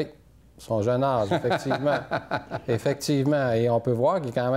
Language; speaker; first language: French; native; French